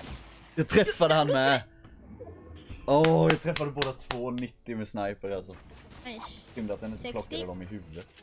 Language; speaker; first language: Swedish; native; Swedish